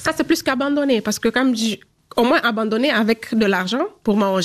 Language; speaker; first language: French; non-native, local second language; Fula